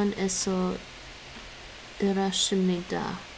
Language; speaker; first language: Korean; non-native, learner; English